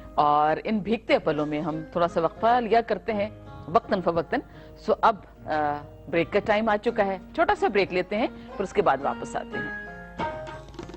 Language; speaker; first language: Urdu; non-native, local second language; Pashto